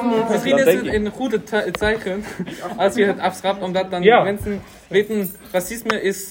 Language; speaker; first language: German; native; German